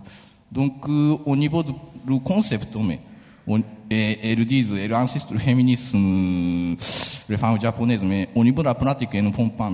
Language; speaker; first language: French; non-native, fluent; Japanese